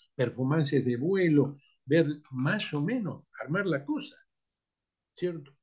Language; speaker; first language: Spanish; native; Spanish